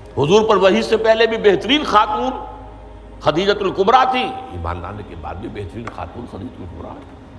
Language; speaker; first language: Urdu; native; Urdu